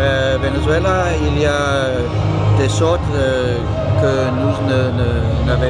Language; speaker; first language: French; non-native, learner; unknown